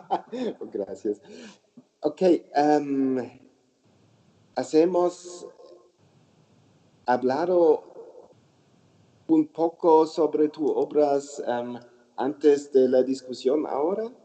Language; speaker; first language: Spanish; non-native, learner; German